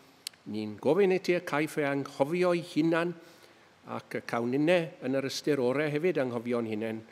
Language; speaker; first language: Welsh; native; Welsh